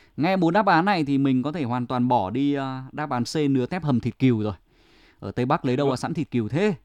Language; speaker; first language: Vietnamese; native; Vietnamese